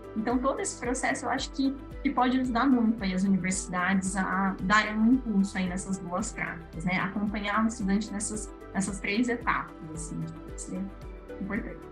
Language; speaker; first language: Portuguese; native; Portuguese